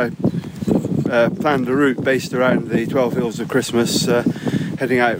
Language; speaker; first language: English; native; English